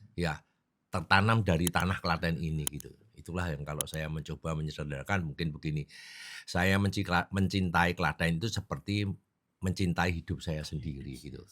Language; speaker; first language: Indonesian; native; Indonesian